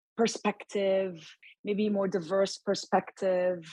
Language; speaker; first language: English; non-native, fluent; Arabic